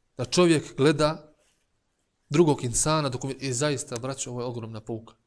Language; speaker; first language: Bosnian; native; Bosnian